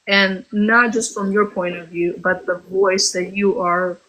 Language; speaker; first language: English; early bilingual, other home language; Albanian